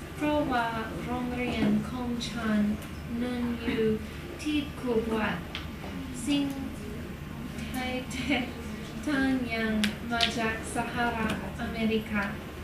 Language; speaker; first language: Thai; non-native, learner; English